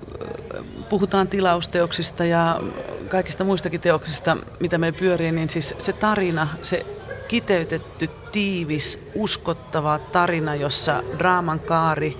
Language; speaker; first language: Finnish; native; Finnish